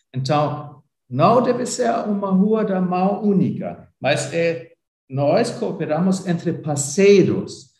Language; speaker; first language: Portuguese; non-native, fluent; German